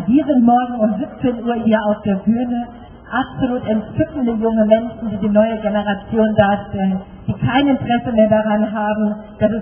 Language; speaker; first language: German; native; German